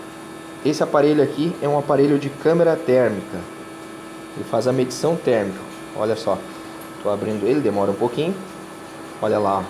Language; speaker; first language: Portuguese; native; Portuguese